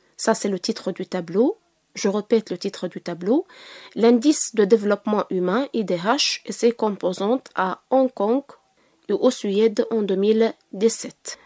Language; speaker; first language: French; non-native, local second language; Arabic